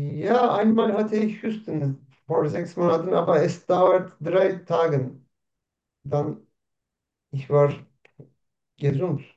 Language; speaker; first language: German; non-native, learner; Turkish